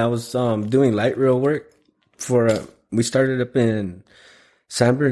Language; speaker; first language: English; early bilingual, other home language; Spanish